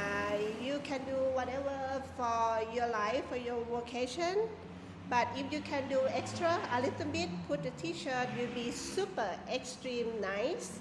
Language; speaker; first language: English; non-native, learner; Thai